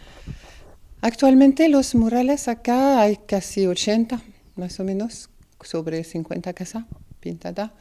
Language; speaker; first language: Spanish; non-native, fluent; French